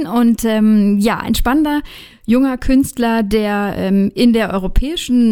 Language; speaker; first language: German; native; German